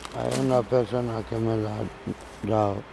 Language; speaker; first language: Spanish; non-native, learner; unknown